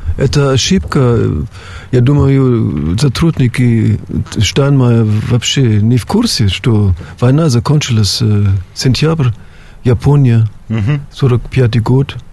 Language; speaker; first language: Russian; non-native, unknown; German